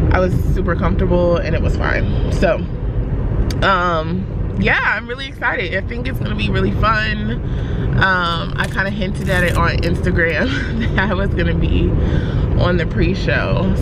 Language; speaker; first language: English; native; English